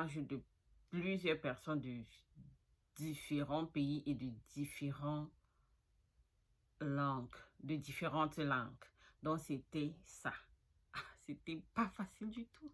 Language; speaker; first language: French; non-native, local second language; Fula